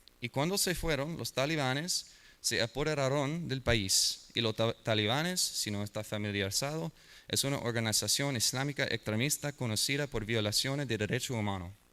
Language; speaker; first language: Spanish; non-native, learner; English